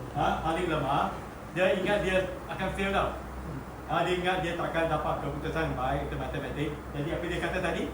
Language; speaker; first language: Malay; non-native, local second language; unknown